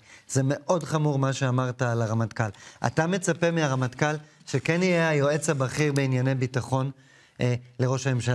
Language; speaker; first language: Hebrew; native; Hebrew